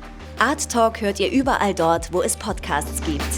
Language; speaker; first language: German; native; German